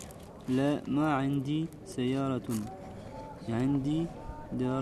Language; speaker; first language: Arabic; non-native, learner; French